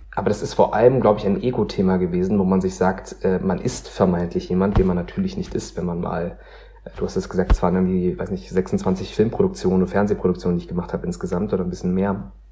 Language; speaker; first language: German; native; German